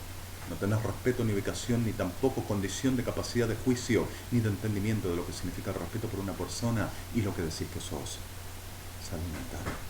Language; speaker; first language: Spanish; native; Spanish